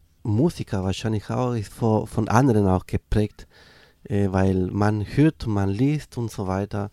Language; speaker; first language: German; non-native, fluent; Spanish